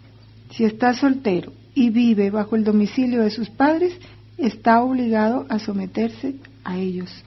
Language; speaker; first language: Spanish; native; Spanish